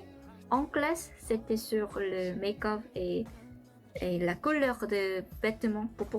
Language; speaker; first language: French; non-native, learner; Korean